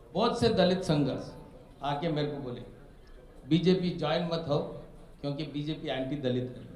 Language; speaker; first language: Hindi; non-native, local second language; Telugu